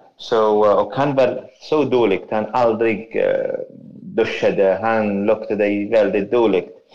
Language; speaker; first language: Swedish; non-native, fluent; Arabic